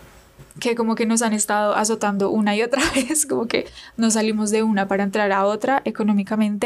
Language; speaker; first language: Spanish; native; Spanish